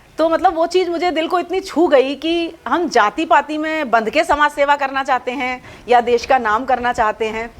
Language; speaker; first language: Hindi; native; Hindi